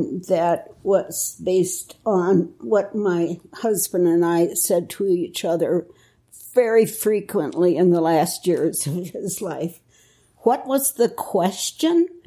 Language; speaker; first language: English; native; English